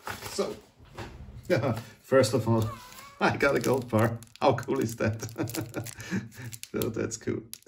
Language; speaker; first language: English; non-native, fluent; German